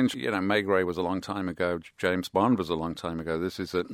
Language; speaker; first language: English; native; English